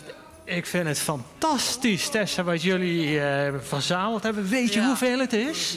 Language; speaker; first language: Dutch; native; Dutch